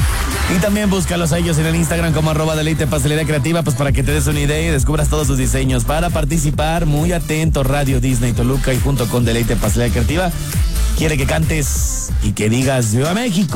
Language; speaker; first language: Spanish; native; Spanish